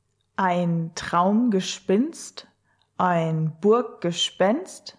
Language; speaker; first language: German; native; German